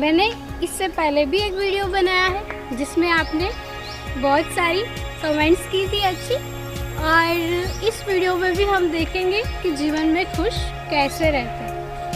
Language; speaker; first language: Hindi; non-native, local second language; Gujarati